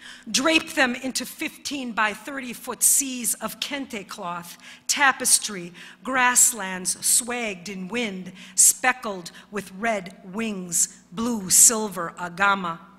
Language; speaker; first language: English; early bilingual, other home language; Spanish